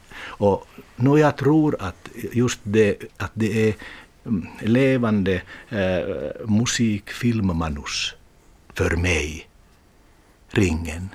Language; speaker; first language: Swedish; non-native, learner; Finnish